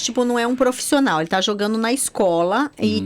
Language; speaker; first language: Portuguese; native; Portuguese